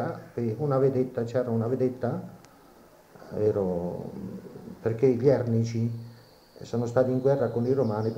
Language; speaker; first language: Italian; native; Italian